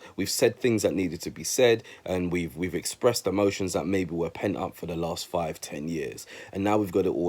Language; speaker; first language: English; native; English